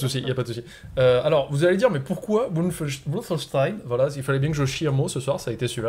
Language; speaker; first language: French; native; French